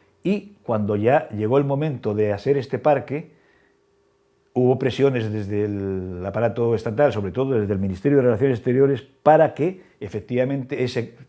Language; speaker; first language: Spanish; native; Spanish